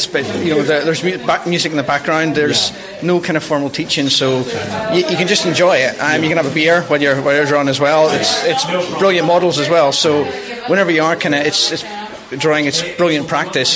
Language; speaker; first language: English; native; English